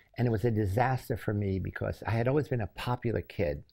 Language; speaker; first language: English; native; English